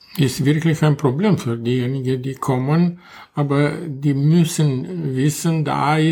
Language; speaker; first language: German; non-native, fluent; Romanian